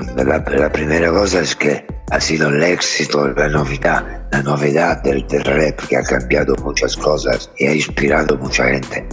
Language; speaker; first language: Spanish; non-native, fluent; Italian